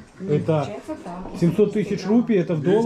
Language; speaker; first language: Russian; native; Russian